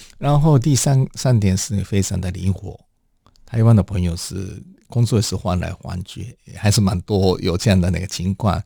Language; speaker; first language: Chinese; non-native, fluent; Japanese